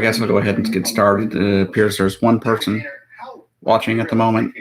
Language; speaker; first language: English; native; English